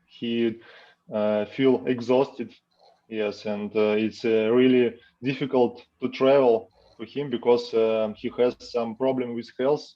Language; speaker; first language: English; non-native, learner; Russian